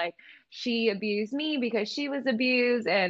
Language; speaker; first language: English; native; English